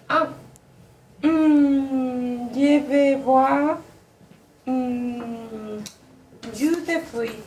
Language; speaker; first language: French; non-native, learner; Spanish